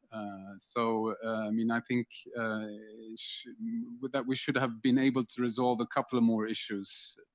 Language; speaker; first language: English; non-native, fluent; Swedish